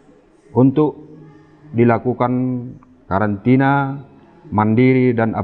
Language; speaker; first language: Indonesian; non-native, local second language; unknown